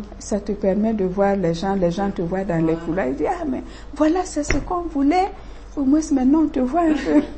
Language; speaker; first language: French; non-native, local second language; Bambara